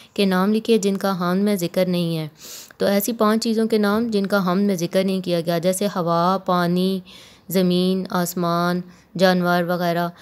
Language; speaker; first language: Urdu; non-native, local second language; Punjabi